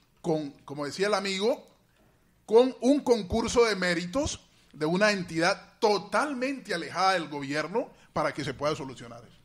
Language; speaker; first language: Spanish; native; Spanish